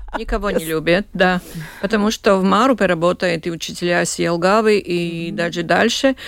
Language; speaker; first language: Russian; non-native, local second language; Latvian